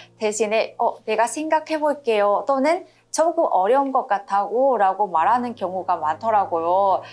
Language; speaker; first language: Korean; non-native, fluent; Vietnamese